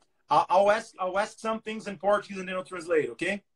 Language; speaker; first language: English; non-native, fluent; Portuguese